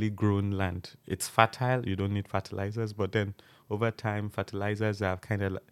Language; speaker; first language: English; non-native, local second language; Yoruba